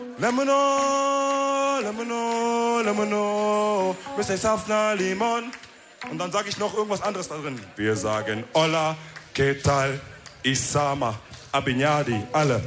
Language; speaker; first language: German; early bilingual, other home language; Wolof